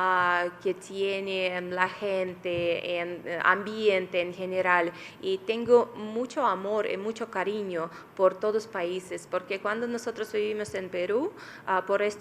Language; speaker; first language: Spanish; non-native, fluent; Russian